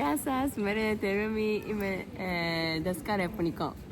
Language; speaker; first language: Greek; non-native, learner; Japanese